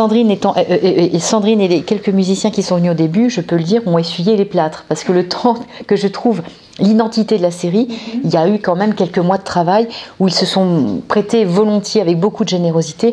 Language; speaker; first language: French; native; French